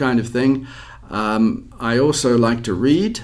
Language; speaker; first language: English; native; English